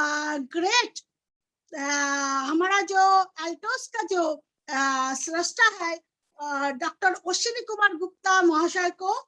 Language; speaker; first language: Hindi; non-native, local second language; Bangla